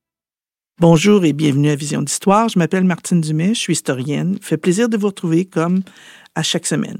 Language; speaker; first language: French; native; French